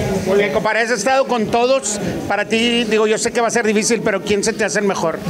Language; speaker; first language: Spanish; native; Spanish